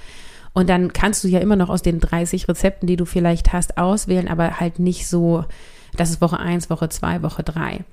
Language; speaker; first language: German; native; German